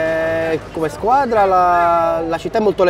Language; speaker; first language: Italian; native; Italian